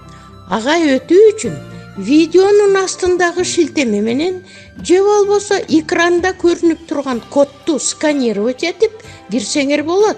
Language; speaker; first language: Kyrgyz; native; Kyrgyz